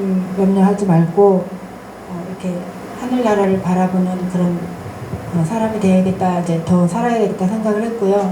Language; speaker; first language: Korean; native; Korean